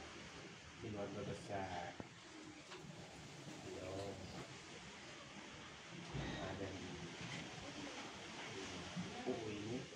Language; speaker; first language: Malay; non-native, local second language; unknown